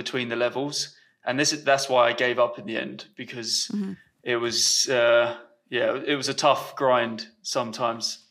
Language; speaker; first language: English; native; English